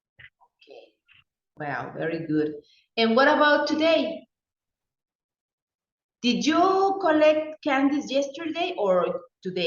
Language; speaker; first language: English; non-native, fluent; Spanish